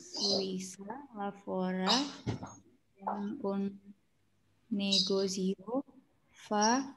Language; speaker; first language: Italian; non-native, learner; Indonesian